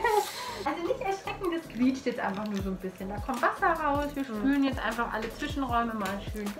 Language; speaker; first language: German; native; German